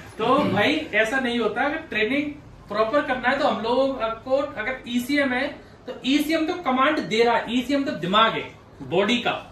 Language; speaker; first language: Hindi; native; Hindi